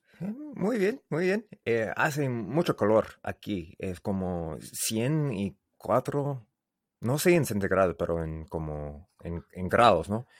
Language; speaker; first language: Spanish; non-native, learner; English